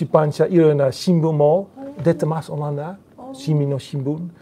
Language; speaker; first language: Japanese; non-native, learner; Dutch